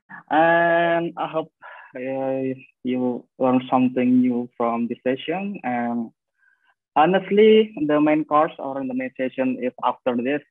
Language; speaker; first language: English; non-native, fluent; Indonesian